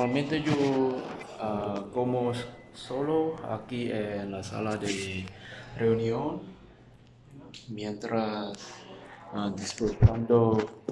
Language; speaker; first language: Spanish; non-native, fluent; Chinese